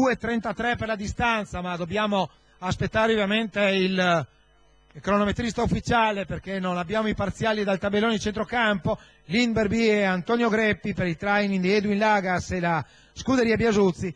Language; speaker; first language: Italian; native; Italian